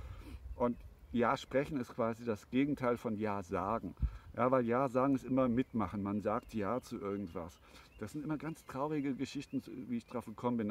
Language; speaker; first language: German; native; German